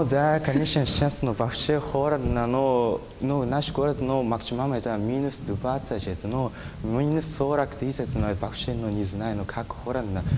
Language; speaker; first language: Russian; non-native, learner; Japanese